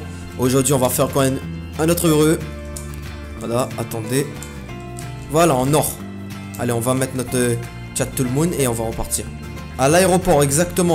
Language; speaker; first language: French; native; French